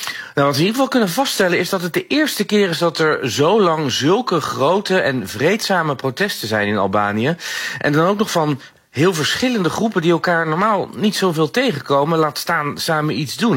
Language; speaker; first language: Dutch; native; Dutch